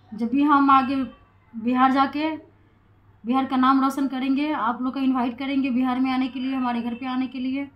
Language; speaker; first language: Hindi; native; Hindi